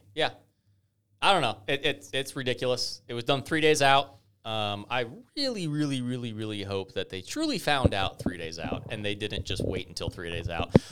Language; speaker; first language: English; native; English